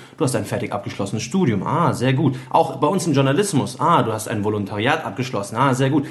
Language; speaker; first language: German; early bilingual, other home language; Arabic